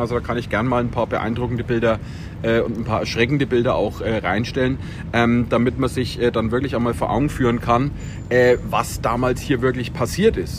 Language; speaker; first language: German; native; German